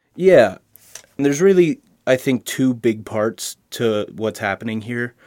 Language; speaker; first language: English; native; English